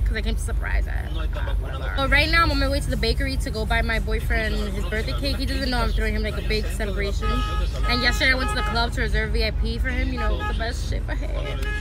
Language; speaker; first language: English; early bilingual, other home language; Spanish